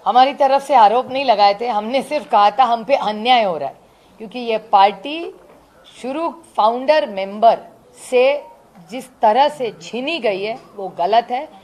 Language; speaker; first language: Hindi; non-native, local second language; Marathi